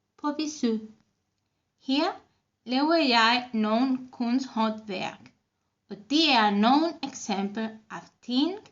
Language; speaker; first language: Danish; non-native, learner; Spanish